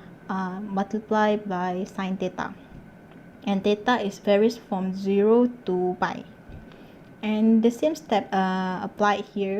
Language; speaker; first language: English; non-native, local second language; Malay